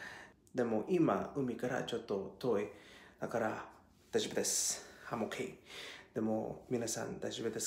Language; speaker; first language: Japanese; non-native, learner; English